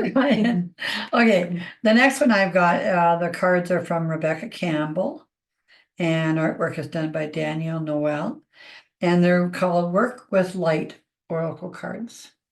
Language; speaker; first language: English; native; English